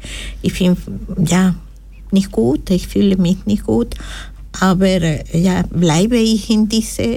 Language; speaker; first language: German; non-native, fluent; Spanish